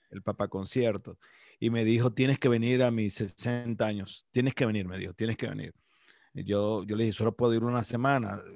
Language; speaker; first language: Spanish; native; Spanish